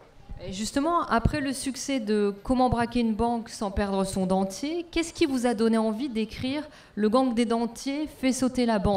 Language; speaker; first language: French; native; French